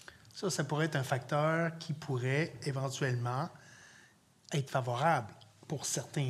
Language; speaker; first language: French; native; French